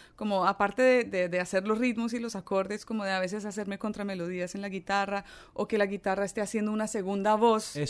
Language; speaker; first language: Spanish; early bilingual, other home language; English